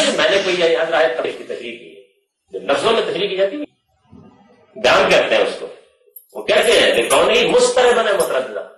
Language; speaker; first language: Urdu; non-native, local second language; Punjabi